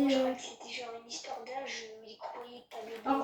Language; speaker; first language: French; native; French